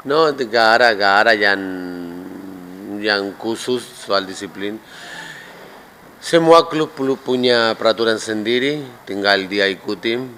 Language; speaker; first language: Indonesian; non-native, fluent; Spanish